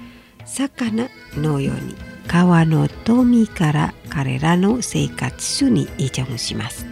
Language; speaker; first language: Japanese; non-native, fluent; Indonesian